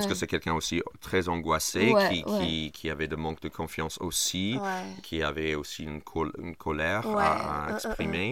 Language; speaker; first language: French; non-native, fluent; English